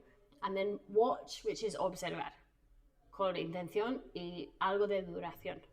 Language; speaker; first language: Spanish; non-native, fluent; English